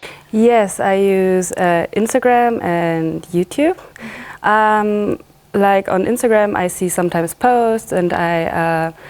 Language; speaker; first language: English; non-native, fluent; German